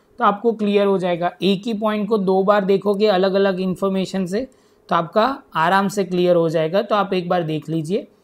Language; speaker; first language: Hindi; non-native, local second language; Gujarati